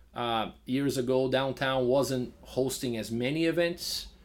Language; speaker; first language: English; non-native, fluent; Portuguese